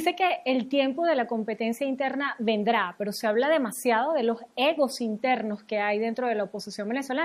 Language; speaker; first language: Spanish; native; Spanish